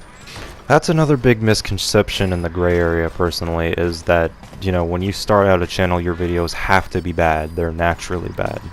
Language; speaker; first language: English; native; English